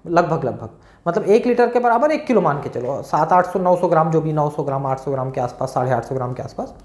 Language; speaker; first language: Hindi; native; Hindi